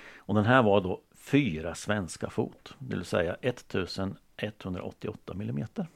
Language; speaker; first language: Swedish; native; Swedish